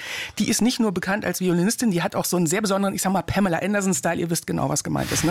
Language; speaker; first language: German; native; German